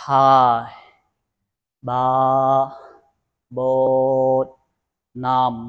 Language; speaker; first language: Vietnamese; non-native, learner; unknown